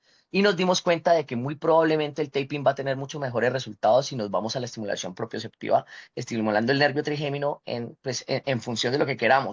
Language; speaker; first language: Spanish; native; Spanish